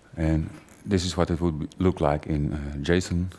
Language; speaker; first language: English; non-native, fluent; Dutch